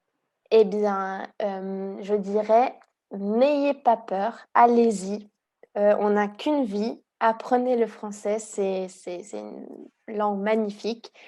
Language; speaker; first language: French; early bilingual, heritage; Hungarian